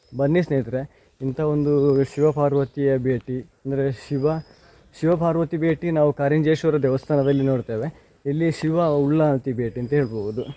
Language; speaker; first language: Kannada; native; Kannada